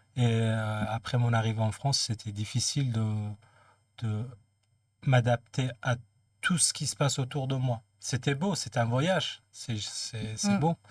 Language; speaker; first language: French; non-native, fluent; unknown